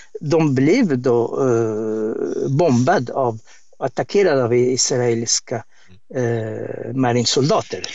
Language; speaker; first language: Swedish; non-native, fluent; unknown